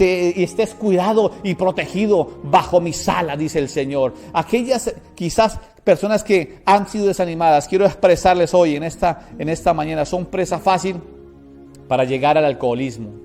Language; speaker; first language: Spanish; native; Spanish